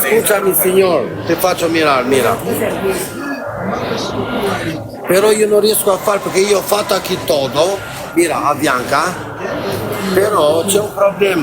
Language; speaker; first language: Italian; non-native, fluent; Albanian